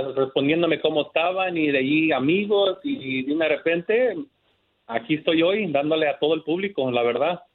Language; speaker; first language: Spanish; early bilingual, heritage; Spanish